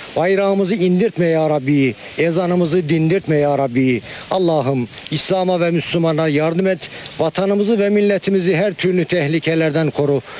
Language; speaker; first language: Turkish; native; Turkish